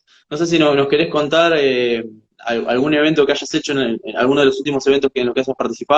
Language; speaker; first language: Spanish; native; Spanish